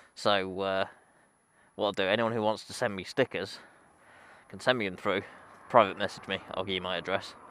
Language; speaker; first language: English; native; English